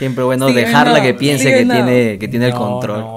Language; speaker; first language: Spanish; native; Spanish